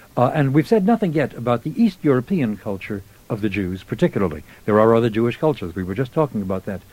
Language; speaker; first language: English; native; English